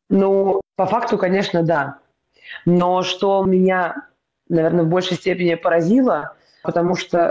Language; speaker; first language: Russian; native; Russian